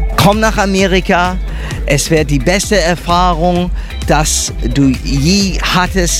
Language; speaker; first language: German; non-native, fluent; English